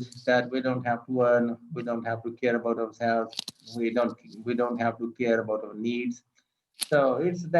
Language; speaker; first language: English; non-native, local second language; Urdu